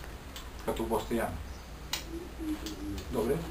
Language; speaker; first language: Bulgarian; non-native, learner; Finnish